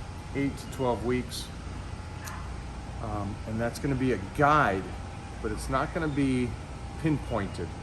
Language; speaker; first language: English; native; English